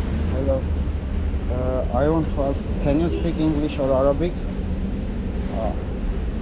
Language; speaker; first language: English; non-native, learner; Armenian